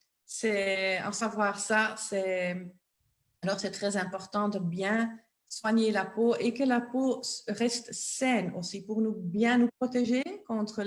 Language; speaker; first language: French; non-native, local second language; Dutch